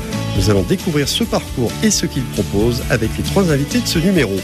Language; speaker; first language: French; native; French